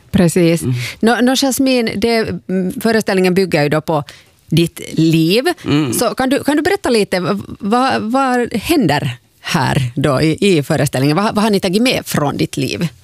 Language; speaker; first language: Swedish; native; Swedish